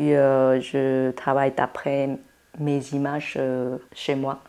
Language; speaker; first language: French; non-native, fluent; Chinese